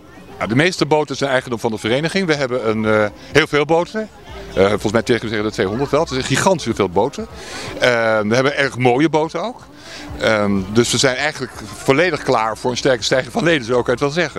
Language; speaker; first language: Dutch; native; Dutch